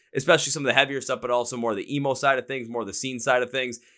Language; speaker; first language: English; native; English